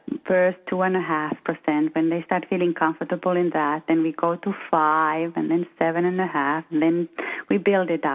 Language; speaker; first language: English; non-native, fluent; Finnish